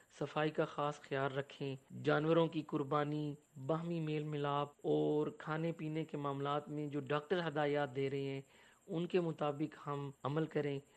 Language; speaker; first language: Urdu; non-native, local second language; Punjabi